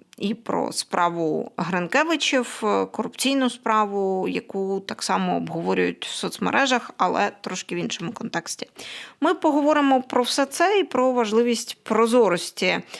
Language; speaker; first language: Ukrainian; native; Ukrainian